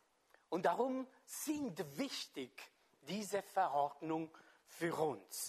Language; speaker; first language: German; non-native, fluent; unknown